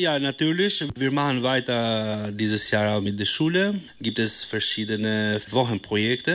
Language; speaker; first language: German; non-native, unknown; Albanian